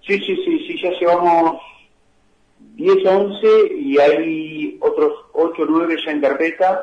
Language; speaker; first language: Spanish; native; Spanish